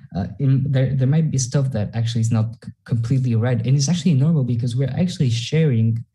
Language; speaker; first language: English; non-native, fluent; Spanish